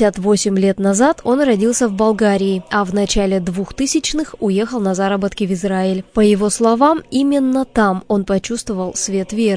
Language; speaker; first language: Russian; native; Russian